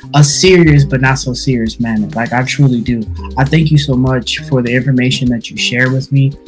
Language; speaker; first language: English; native; English